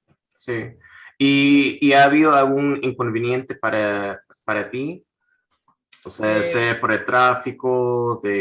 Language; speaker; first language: Spanish; non-native, fluent; English